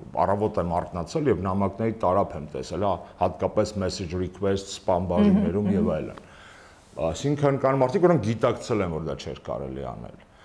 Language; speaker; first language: Armenian; native; Armenian